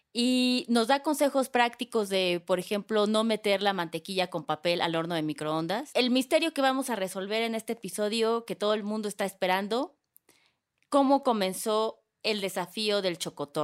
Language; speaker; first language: Spanish; native; Spanish